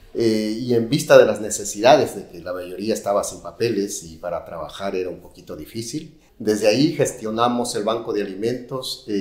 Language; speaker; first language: Spanish; native; Spanish